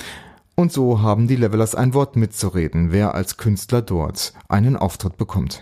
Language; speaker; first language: German; native; German